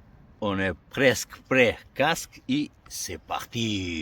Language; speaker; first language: French; native; French